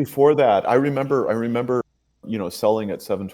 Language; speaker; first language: English; native; English